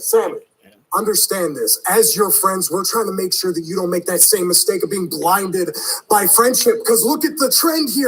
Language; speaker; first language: English; native; English